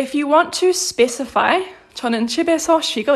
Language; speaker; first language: Korean; non-native, fluent; English